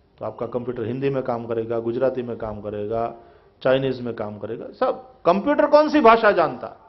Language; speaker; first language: Hindi; non-native, local second language; Gujarati